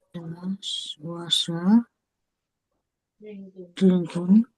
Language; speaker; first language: German; non-native, learner; Nepali